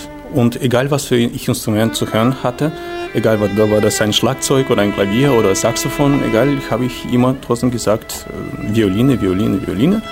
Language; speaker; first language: German; non-native, fluent; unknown